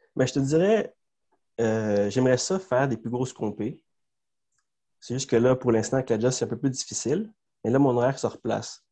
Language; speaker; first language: French; early bilingual, other home language; Spanish